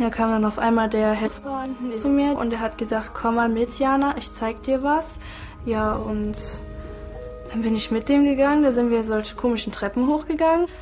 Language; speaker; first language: German; native; German